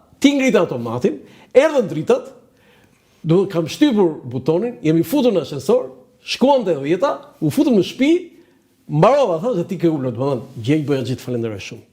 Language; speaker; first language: Albanian; native; Albanian